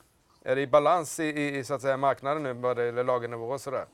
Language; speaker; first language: Swedish; native; Swedish